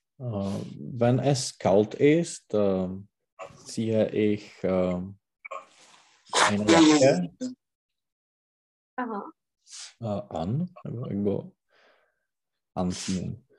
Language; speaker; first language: German; non-native, learner; Czech